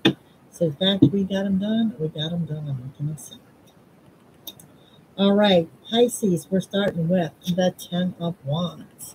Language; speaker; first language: English; native; English